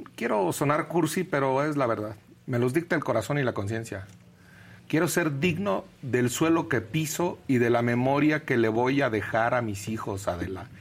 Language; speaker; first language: Spanish; native; Spanish